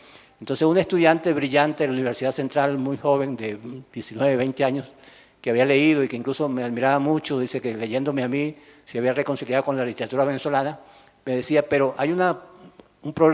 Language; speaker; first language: Spanish; native; Spanish